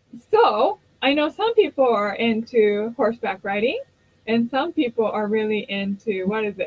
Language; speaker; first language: English; non-native, fluent; Japanese